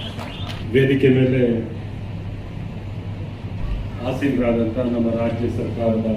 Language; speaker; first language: Kannada; native; Kannada